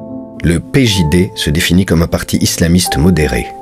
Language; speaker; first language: French; native; French